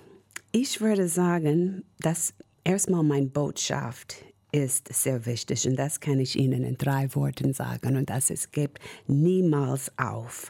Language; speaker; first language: German; non-native, fluent; English